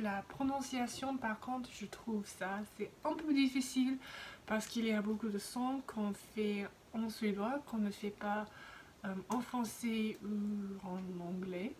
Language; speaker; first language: French; non-native, fluent; English